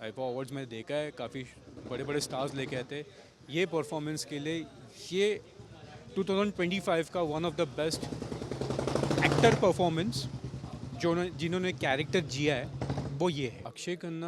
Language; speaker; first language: Hindi; native; Hindi